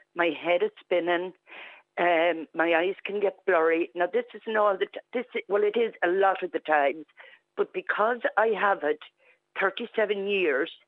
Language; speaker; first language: English; native; English